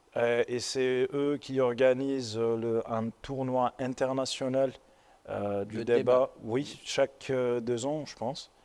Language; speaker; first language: French; non-native, local second language; Arabic